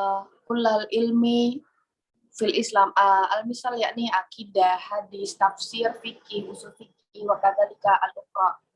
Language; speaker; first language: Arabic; non-native, learner; Indonesian